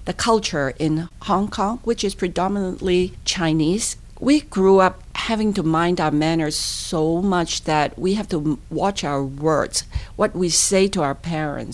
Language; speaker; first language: English; non-native, local second language; Cantonese